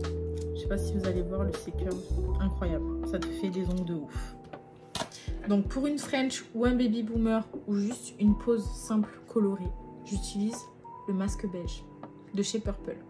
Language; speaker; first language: French; native; French